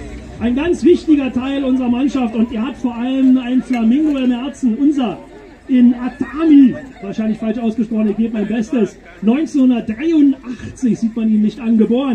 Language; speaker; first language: German; native; German